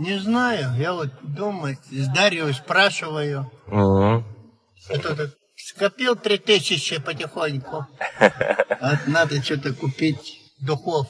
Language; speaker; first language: Russian; native; Russian